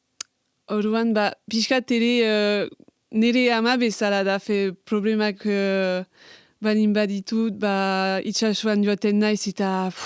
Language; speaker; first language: Basque; non-native, local second language; French